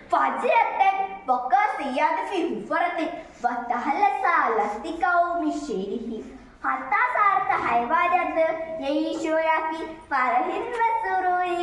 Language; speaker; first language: Arabic; non-native, learner; Malayalam